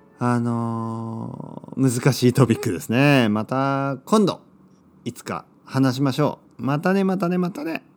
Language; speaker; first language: Japanese; native; Japanese